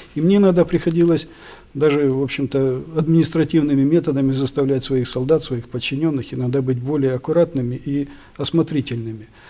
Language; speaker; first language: Russian; native; Russian